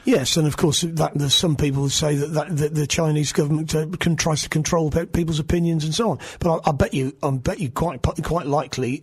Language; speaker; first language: English; native; English